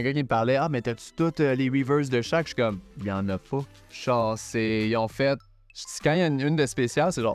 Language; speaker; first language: French; native; French